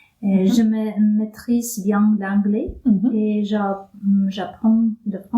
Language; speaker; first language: French; non-native, fluent; Ukrainian